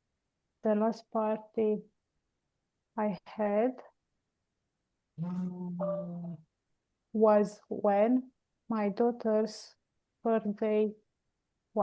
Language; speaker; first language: English; non-native, learner; Romanian